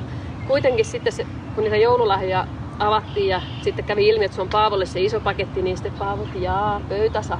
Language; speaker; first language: Finnish; native; Finnish